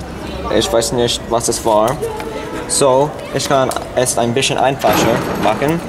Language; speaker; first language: German; non-native, learner; English